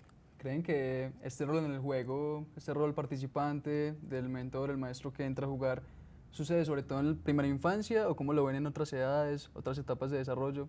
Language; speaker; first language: Spanish; native; Spanish